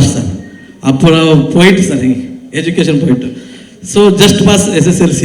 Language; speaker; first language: Tamil; non-native, learner; Kannada